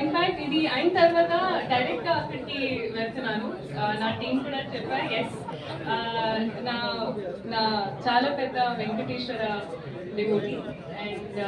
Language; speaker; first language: Telugu; non-native, learner; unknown